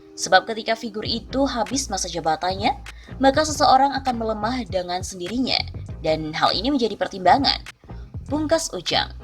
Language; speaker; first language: Indonesian; native; Indonesian